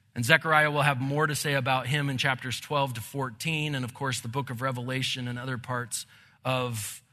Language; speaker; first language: English; native; English